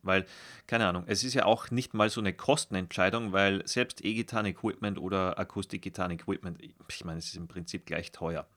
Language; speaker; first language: German; native; German